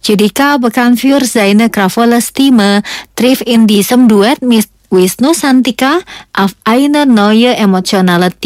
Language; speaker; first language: German; non-native, fluent; Indonesian